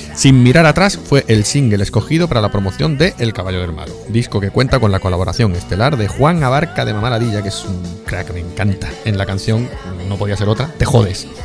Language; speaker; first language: Spanish; native; Spanish